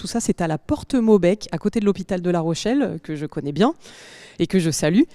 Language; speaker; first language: French; native; French